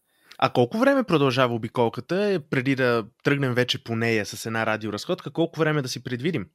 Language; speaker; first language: Bulgarian; native; Bulgarian